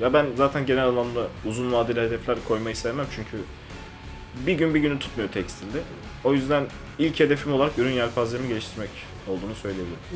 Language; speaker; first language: Turkish; native; Turkish